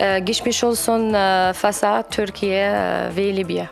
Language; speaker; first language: Turkish; non-native, fluent; Arabic